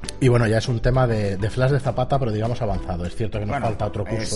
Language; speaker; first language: Spanish; native; Spanish